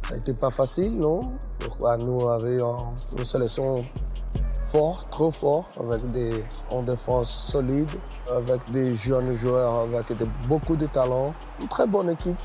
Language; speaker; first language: French; non-native, fluent; Portuguese